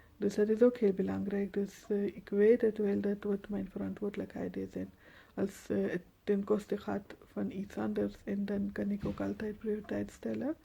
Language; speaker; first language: Dutch; non-native, fluent; Urdu